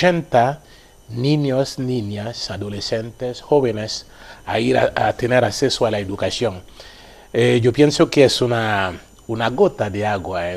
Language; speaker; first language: Spanish; non-native, fluent; Haitian Creole